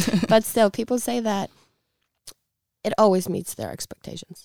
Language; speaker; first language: English; non-native, fluent; Icelandic